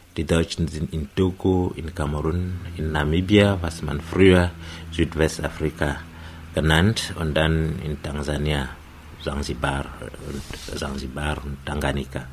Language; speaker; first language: German; non-native, fluent; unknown